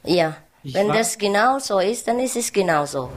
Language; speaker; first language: German; non-native, learner; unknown